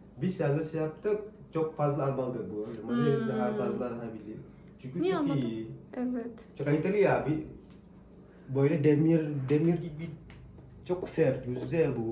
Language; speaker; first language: Turkish; non-native, learner; Indonesian